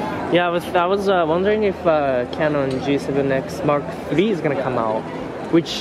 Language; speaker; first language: English; non-native, fluent; Japanese